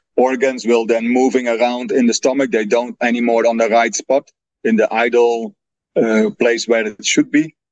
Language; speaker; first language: English; non-native, fluent; Dutch